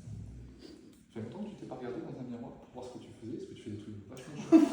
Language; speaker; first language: French; native; French